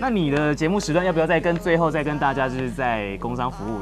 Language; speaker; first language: Chinese; native; Chinese